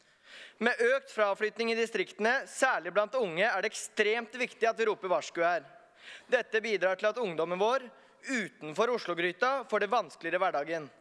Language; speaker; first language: Norwegian; native; Norwegian